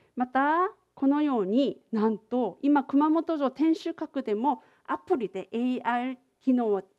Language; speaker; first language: Japanese; non-native, fluent; Korean